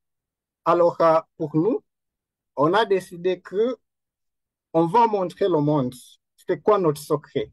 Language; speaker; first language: French; non-native, fluent; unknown